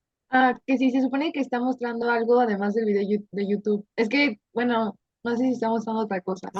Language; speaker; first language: Spanish; native; Spanish